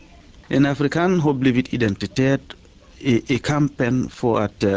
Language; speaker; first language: Swedish; early bilingual, other home language; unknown